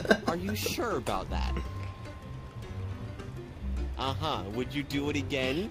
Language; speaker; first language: English; native; English